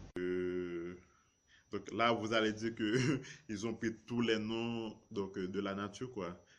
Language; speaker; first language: French; non-native, local second language; Haitian Creole